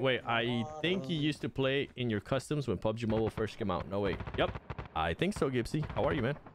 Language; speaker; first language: English; early bilingual, other home language; Spanish